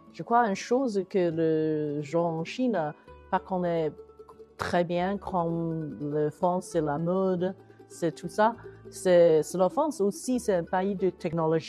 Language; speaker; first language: French; non-native, learner; Chinese